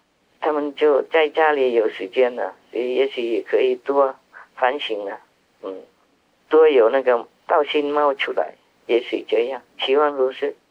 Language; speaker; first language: Chinese; non-native, fluent; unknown